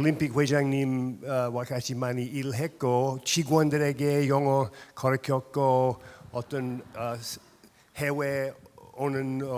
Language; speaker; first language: Korean; non-native, fluent; English